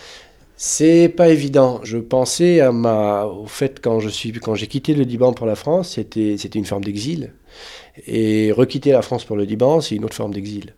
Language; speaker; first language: French; non-native, local second language; Arabic